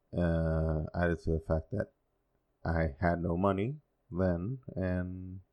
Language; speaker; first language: English; non-native, fluent; Spanish